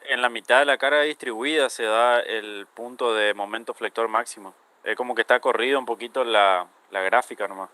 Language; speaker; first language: Spanish; native; Spanish